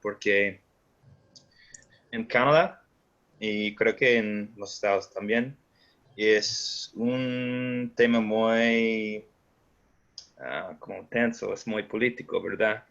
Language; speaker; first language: Spanish; non-native, fluent; English